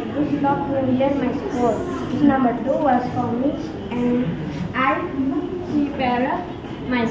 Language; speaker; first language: English; non-native, learner; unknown